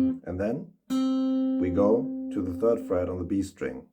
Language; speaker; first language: English; non-native, fluent; German